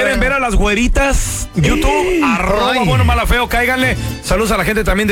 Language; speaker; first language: Spanish; native; Spanish